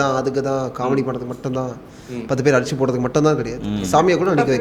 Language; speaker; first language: Tamil; native; Tamil